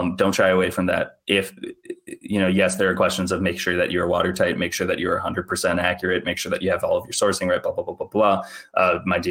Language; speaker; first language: English; native; English